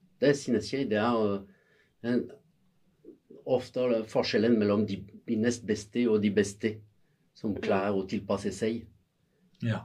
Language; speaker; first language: Norwegian; non-native, fluent; French